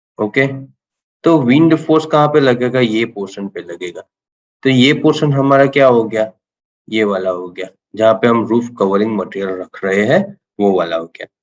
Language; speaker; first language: Hindi; non-native, local second language; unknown